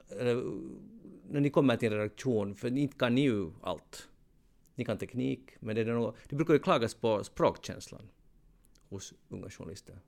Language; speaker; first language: Swedish; native; Swedish